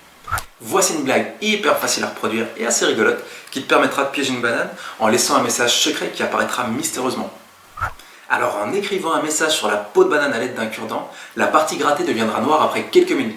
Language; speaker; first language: French; native; French